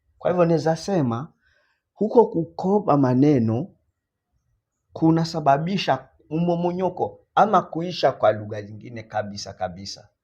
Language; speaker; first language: Swahili; non-native, local second language; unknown